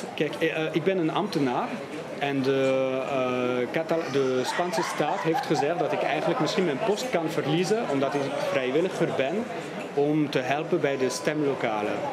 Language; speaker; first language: Dutch; non-native, fluent; Catalan